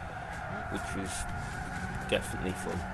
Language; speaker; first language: English; native; English